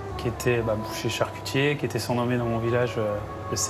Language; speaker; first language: French; native; French